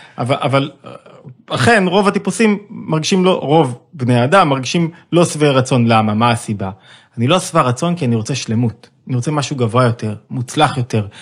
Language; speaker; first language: Hebrew; native; Hebrew